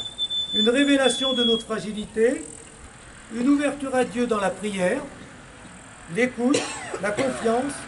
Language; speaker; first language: French; native; French